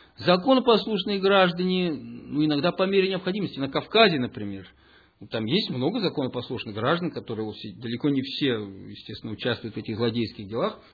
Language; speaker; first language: Russian; early bilingual, heritage; Russian